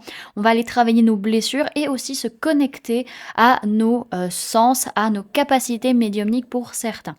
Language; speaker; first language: French; native; French